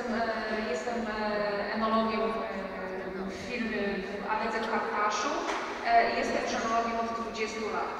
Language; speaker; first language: Polish; native; Polish